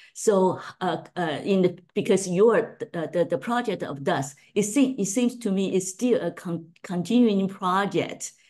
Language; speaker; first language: English; non-native, fluent; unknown